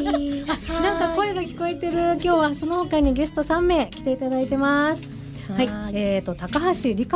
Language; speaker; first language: Japanese; native; Japanese